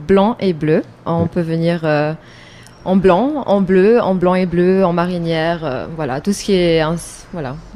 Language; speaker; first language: French; native; French